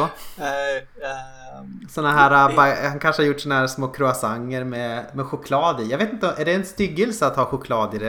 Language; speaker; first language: Swedish; native; Swedish